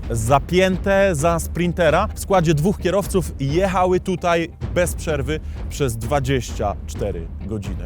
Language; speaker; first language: Polish; native; Polish